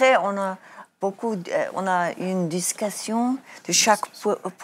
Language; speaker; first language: French; non-native, learner; Afrikaans